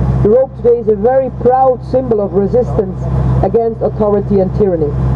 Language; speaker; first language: English; non-native, fluent; Dutch